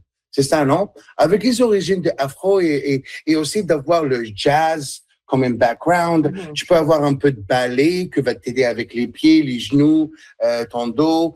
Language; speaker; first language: French; non-native, fluent; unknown